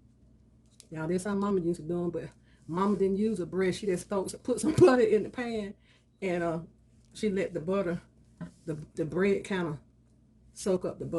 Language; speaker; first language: English; native; English